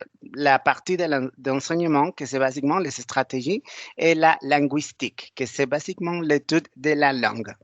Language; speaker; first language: French; non-native, learner; Spanish